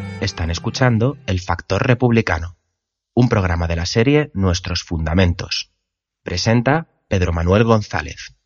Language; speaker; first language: Spanish; native; Spanish